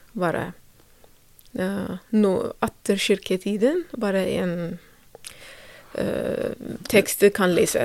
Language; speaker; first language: Norwegian; non-native, learner; Tigrinya